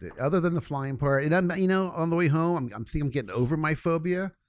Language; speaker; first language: English; native; English